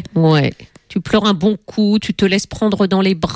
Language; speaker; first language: French; native; French